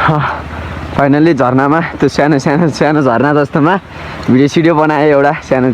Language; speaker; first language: Nepali; native; Nepali